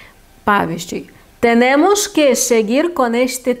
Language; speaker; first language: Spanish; non-native, fluent; Lithuanian